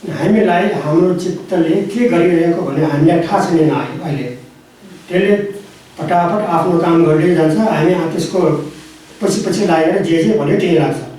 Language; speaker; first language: Nepali; non-native, local second language; Newari